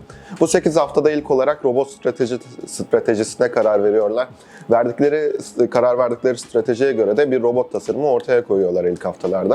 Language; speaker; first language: Turkish; native; Turkish